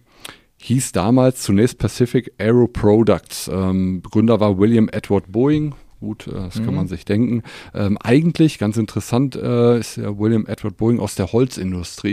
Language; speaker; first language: German; native; German